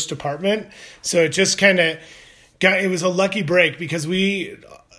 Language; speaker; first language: English; native; English